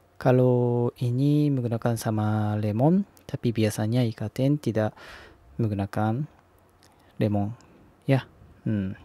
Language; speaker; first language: Indonesian; non-native, learner; Japanese